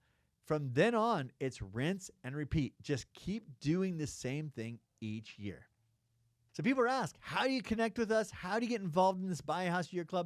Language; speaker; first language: English; native; English